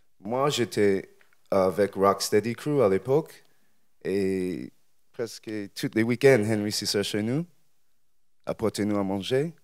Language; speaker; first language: French; non-native, learner; English